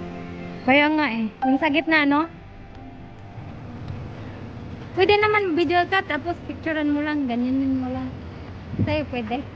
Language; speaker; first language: Filipino; non-native, local second language; Cebuano